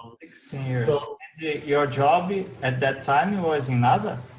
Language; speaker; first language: English; non-native, learner; Portuguese